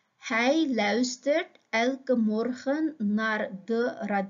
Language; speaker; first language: Dutch; non-native, fluent; Uyghur